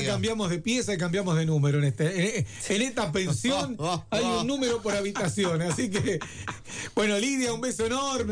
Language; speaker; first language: Spanish; native; Spanish